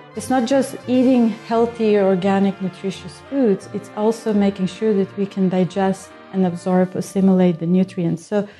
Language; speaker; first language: English; non-native, fluent; Bulgarian